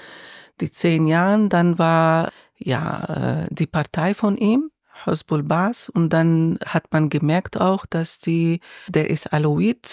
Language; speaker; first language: German; non-native, learner; Arabic